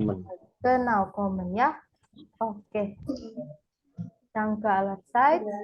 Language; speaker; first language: German; non-native, fluent; Indonesian